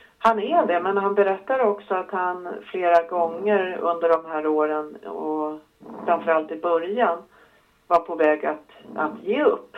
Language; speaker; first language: Swedish; native; Swedish